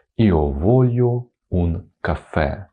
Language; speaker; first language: Italian; non-native, fluent; Ukrainian